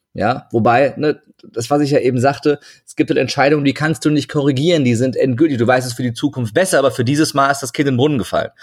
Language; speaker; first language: German; early bilingual, other home language; Turkish